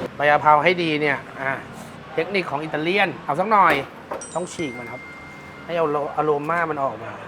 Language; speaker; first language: Thai; native; Thai